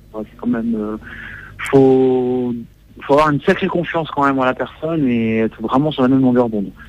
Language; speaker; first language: French; native; French